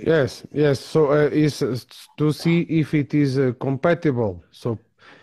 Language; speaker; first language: English; non-native, fluent; Portuguese